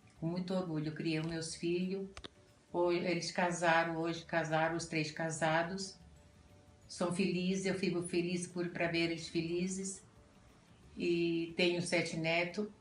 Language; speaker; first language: Portuguese; non-native, fluent; Italian